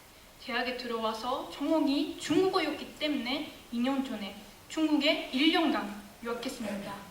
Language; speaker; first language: Korean; non-native, fluent; Japanese